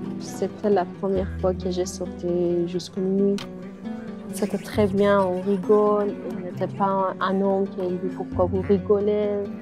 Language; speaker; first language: French; non-native, learner; Persian